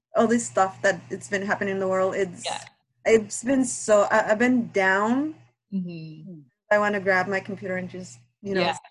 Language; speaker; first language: English; non-native, fluent; Spanish